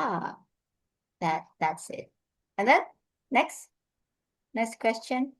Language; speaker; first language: English; non-native, fluent; Indonesian